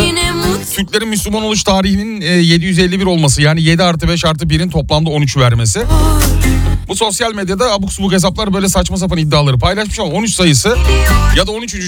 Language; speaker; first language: Turkish; native; Turkish